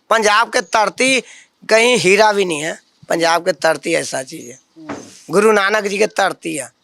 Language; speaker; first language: Hindi; non-native, local second language; Punjabi